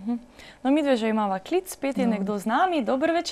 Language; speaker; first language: Slovenian; native; Slovenian